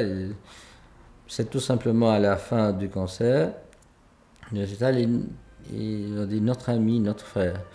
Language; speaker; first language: French; non-native, fluent; Albanian